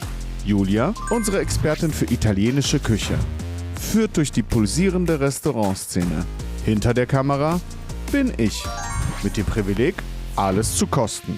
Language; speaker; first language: German; native; German